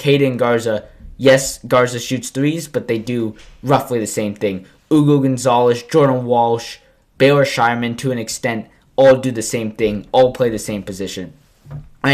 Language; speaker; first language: English; native; English